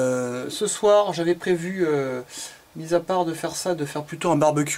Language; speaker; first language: French; native; French